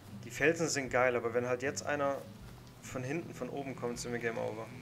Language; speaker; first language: German; native; German